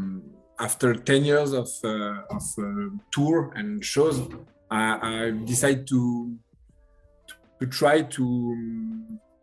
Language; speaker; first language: English; non-native, learner; French